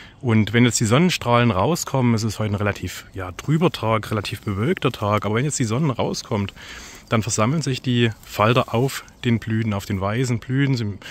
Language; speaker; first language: German; native; German